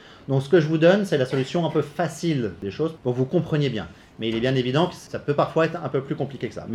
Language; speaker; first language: French; native; French